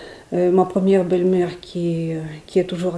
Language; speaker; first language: French; non-native, fluent; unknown